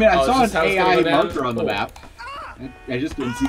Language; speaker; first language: English; native; English